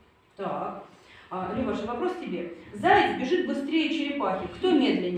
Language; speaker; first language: Russian; native; Russian